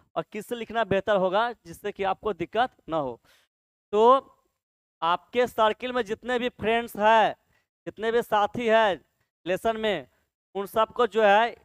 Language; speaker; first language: Hindi; native; Hindi